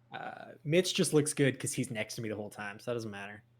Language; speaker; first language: English; native; English